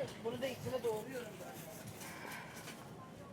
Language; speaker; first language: Turkish; native; Turkish